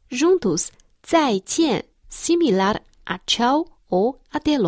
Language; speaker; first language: Portuguese; non-native, fluent; Chinese